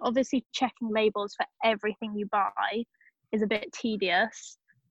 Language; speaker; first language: English; native; English